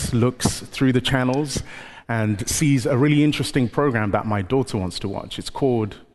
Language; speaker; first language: English; early bilingual, other home language; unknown